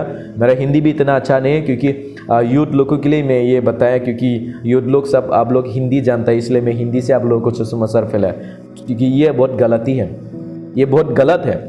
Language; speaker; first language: Hindi; non-native, local second language; Kok Borok